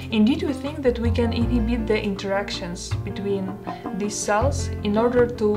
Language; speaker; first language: English; non-native, fluent; Russian